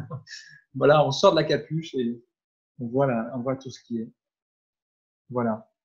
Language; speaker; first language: French; native; French